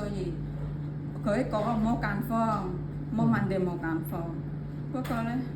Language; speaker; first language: Cantonese; non-native, learner; Indonesian